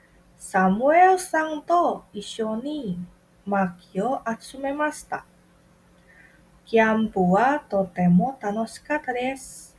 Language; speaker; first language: Japanese; non-native, fluent; Indonesian